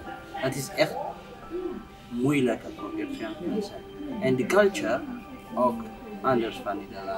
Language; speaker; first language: Dutch; non-native, learner; Tigrinya